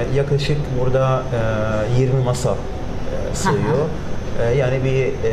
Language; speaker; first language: Turkish; non-native, fluent; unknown